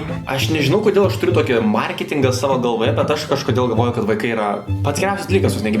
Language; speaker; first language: Lithuanian; native; Lithuanian